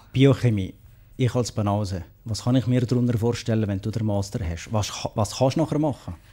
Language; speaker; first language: German; native; German